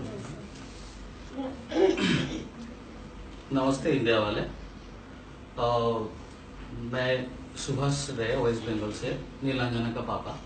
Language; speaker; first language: Hindi; non-native, local second language; Bangla